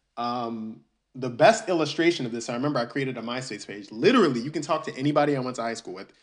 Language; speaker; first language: English; early bilingual, other home language; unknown